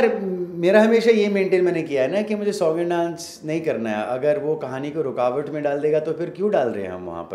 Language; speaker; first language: Hindi; native; Hindi